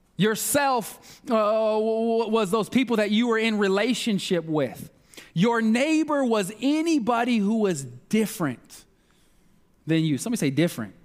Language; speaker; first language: English; native; English